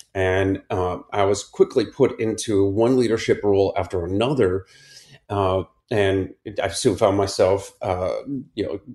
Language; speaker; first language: English; native; English